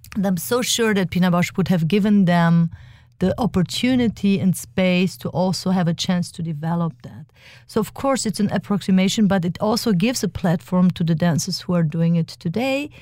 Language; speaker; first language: English; early bilingual, other home language; German